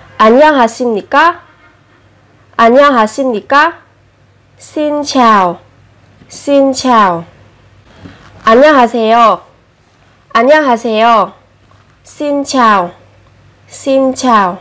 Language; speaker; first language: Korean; non-native, fluent; Vietnamese